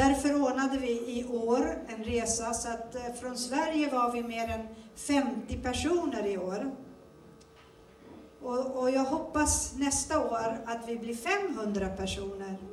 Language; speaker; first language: Swedish; early bilingual, other home language; Turoyo